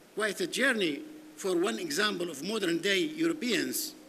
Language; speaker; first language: English; non-native, fluent; Arabic